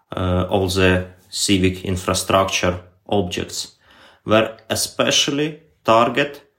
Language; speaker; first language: English; non-native, learner; Ukrainian